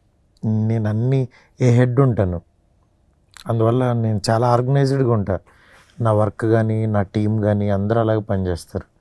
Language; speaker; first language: Telugu; native; Telugu